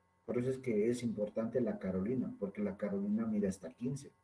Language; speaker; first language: Spanish; native; Spanish